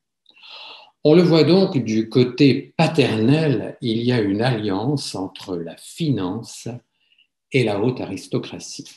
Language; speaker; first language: French; native; French